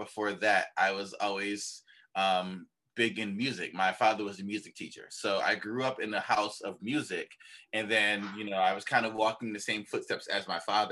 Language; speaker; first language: English; native; English